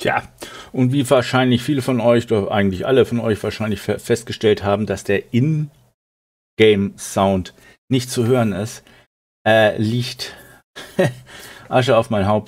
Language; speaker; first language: German; native; German